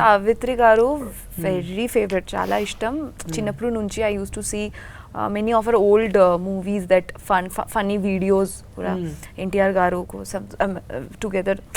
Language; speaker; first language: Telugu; non-native, learner; Bangla